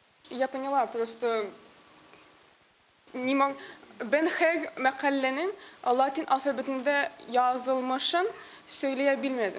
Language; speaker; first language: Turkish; non-native, learner; Tatar